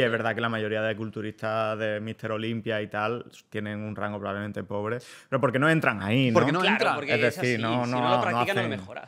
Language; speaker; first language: Spanish; native; Spanish